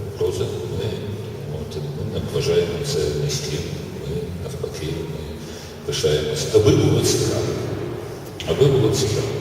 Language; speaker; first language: Ukrainian; non-native, local second language; Russian